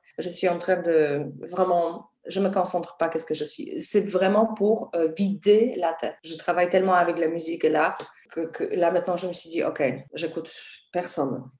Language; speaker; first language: French; non-native, fluent; Polish